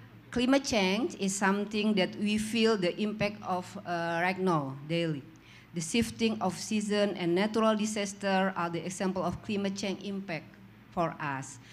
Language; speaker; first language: English; non-native, learner; Indonesian